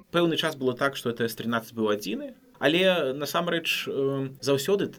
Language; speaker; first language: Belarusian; non-native, local second language; Russian